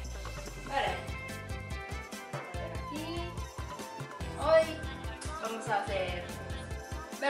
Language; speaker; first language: Spanish; non-native, learner; Japanese